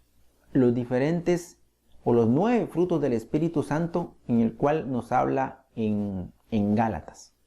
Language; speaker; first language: Spanish; native; Spanish